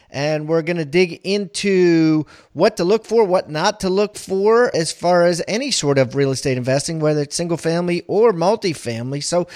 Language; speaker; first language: English; native; English